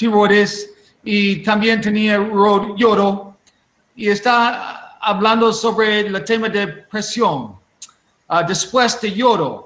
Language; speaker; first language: Spanish; non-native, learner; English